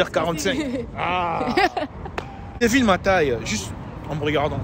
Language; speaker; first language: French; native; French